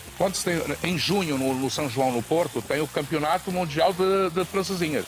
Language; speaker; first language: Portuguese; native; Portuguese